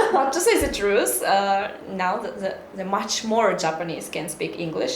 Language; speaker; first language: English; non-native, fluent; Russian